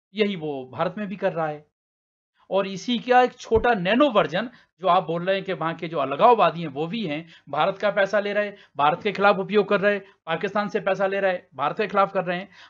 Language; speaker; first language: Hindi; native; Hindi